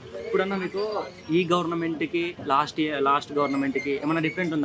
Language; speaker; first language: Telugu; native; Telugu